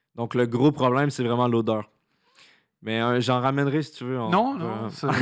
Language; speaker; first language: French; native; French